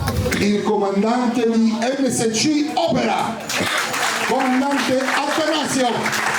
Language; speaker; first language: Italian; native; Italian